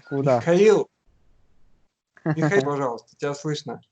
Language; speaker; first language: Russian; native; Russian